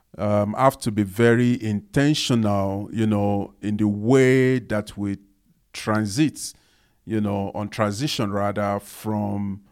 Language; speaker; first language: English; non-native, local second language; Yoruba